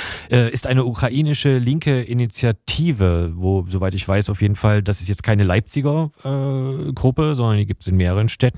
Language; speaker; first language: German; native; German